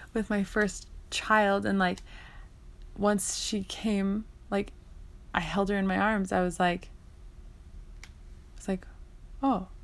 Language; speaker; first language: English; native; English